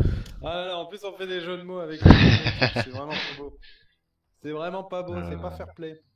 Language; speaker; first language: French; native; French